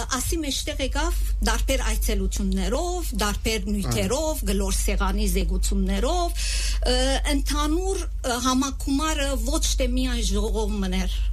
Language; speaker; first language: Armenian; native; Armenian